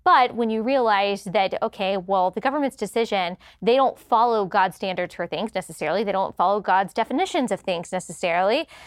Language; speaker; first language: English; native; English